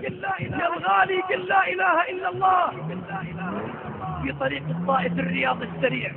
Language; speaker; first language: Arabic; native; Arabic